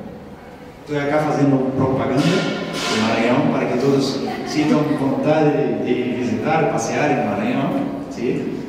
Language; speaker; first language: Spanish; non-native, learner; Portuguese